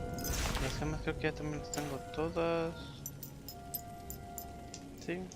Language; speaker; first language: Spanish; native; Spanish